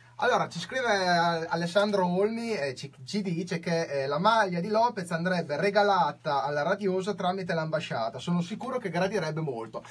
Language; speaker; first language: Italian; native; Italian